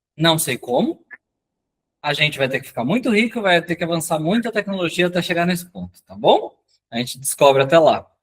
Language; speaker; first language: Portuguese; native; Portuguese